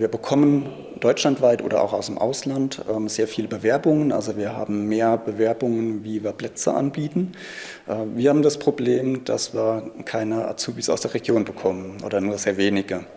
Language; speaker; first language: German; native; German